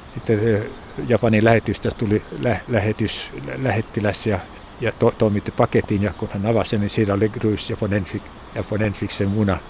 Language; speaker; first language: Finnish; non-native, local second language; Swedish